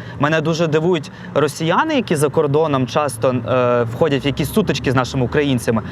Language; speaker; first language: Ukrainian; non-native, local second language; Russian